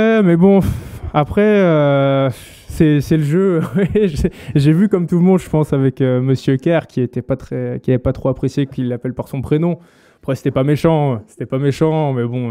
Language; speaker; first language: French; native; French